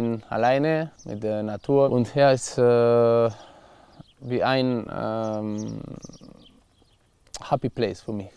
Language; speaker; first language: German; non-native, learner; Spanish